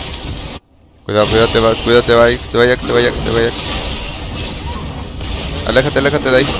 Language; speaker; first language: Spanish; native; Spanish